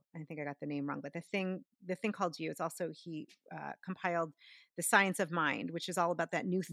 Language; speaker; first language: English; native; English